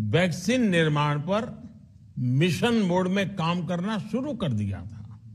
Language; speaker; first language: Hindi; non-native, local second language; Gujarati